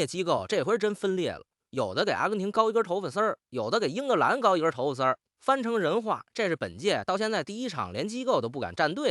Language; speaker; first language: Chinese; native; Chinese